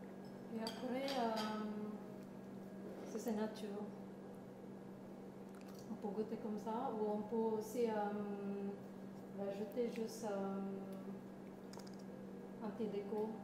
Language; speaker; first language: French; non-native, learner; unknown